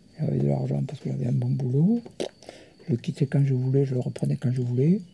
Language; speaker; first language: French; early bilingual, other home language; Italian